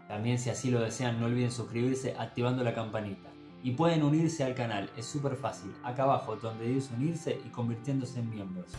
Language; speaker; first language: Spanish; native; Spanish